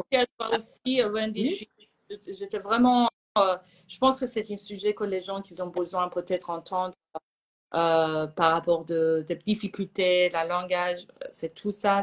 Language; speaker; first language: French; non-native, fluent; Persian